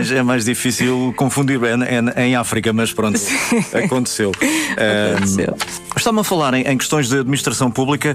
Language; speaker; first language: Portuguese; native; Portuguese